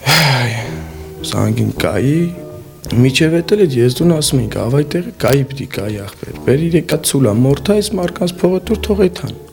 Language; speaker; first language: Armenian; native; Armenian